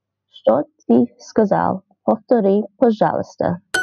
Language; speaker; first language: Russian; non-native, learner; English